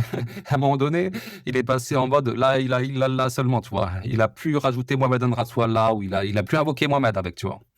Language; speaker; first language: French; native; French